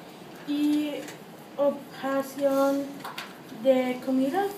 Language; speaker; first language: Spanish; non-native, learner; English